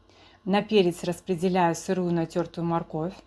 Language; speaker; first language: Russian; native; Russian